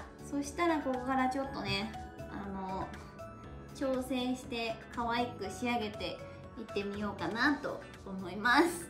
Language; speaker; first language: Japanese; native; Japanese